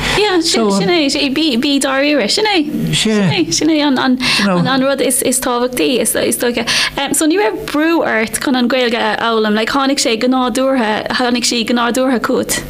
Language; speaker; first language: Irish; non-native, local second language; English